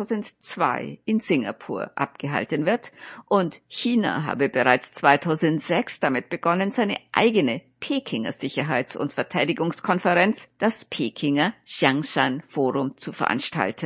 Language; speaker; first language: German; native; German